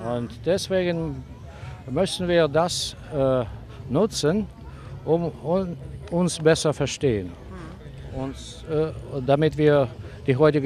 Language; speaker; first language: German; non-native, fluent; Russian